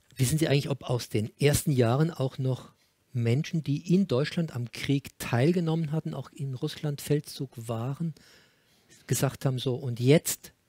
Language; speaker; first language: German; native; German